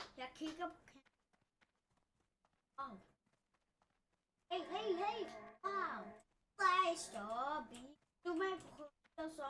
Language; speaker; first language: Danish; early bilingual, other home language; Vietnamese